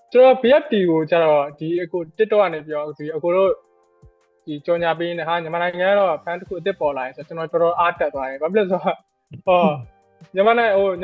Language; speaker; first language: Burmese; native; Burmese